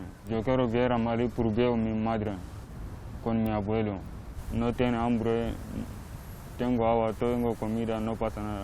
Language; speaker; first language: Spanish; non-native, learner; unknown